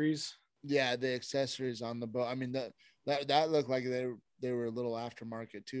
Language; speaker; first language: English; native; English